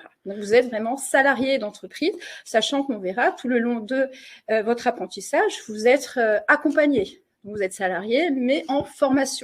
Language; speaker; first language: French; native; French